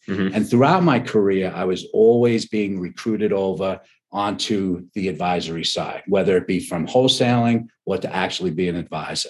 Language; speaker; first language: English; native; English